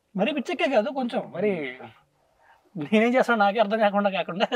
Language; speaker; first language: Telugu; native; Telugu